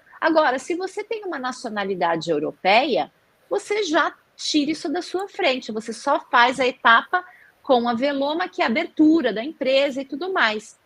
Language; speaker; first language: Portuguese; native; Portuguese